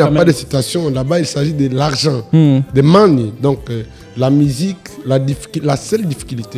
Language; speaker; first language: French; non-native, local second language; Lingala